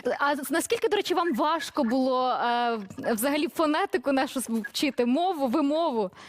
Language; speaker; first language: Ukrainian; native; Ukrainian